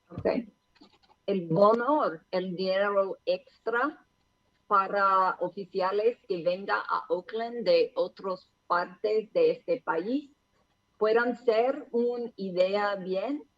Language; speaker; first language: Spanish; non-native, learner; English